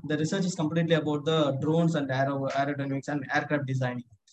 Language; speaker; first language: English; non-native, local second language; Tamil